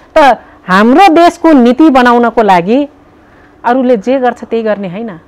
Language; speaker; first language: Nepali; non-native, local second language; Rana Tharu